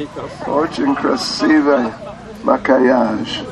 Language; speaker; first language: Russian; non-native, learner; English